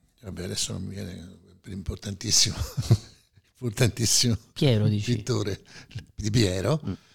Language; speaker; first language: Italian; native; Italian